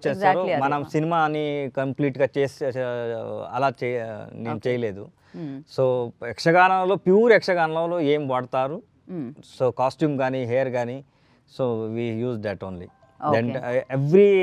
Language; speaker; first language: Telugu; non-native, learner; Kannada